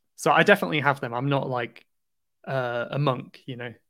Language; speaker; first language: English; native; English